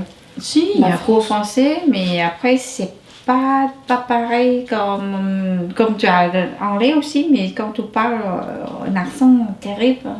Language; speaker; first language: French; non-native, learner; Vietnamese